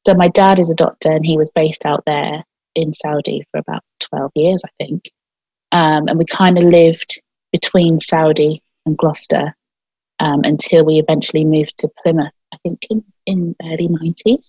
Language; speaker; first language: English; native; English